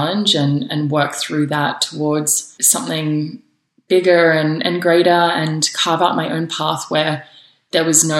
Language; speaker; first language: English; native; English